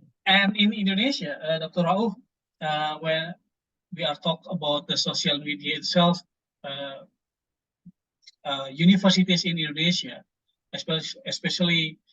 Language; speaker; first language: English; non-native, fluent; Indonesian